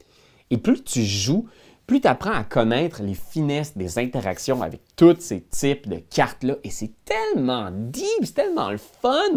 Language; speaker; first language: French; native; French